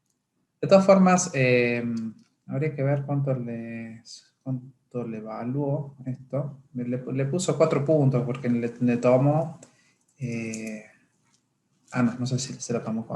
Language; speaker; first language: Spanish; native; Spanish